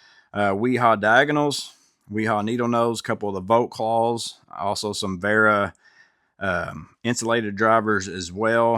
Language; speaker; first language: English; native; English